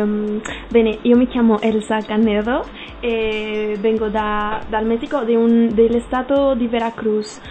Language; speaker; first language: Italian; non-native, learner; Spanish